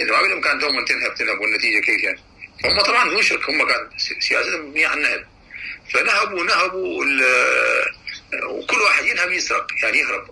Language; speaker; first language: Arabic; native; Arabic